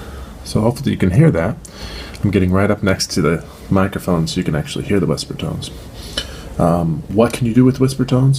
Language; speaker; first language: English; native; English